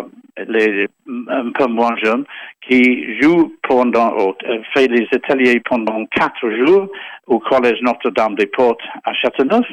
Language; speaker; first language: French; non-native, fluent; English